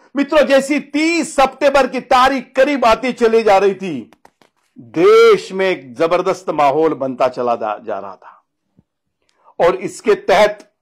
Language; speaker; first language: Hindi; non-native, local second language; Marathi